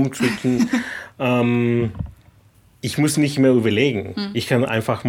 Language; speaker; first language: German; non-native, fluent; Spanish